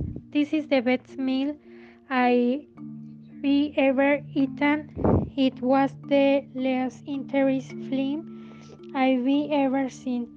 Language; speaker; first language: English; non-native, learner; Spanish